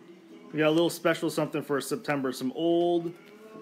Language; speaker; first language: English; native; English